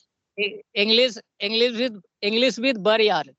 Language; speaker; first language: English; non-native, learner; Hindi